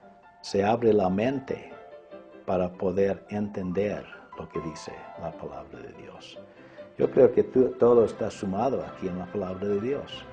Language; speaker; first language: Spanish; early bilingual, other home language; English